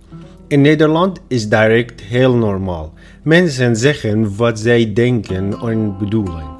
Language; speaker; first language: Dutch; non-native, fluent; Arabic